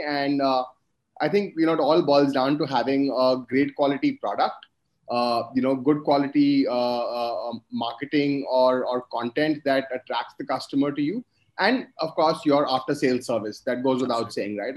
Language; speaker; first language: English; non-native, local second language; Hindi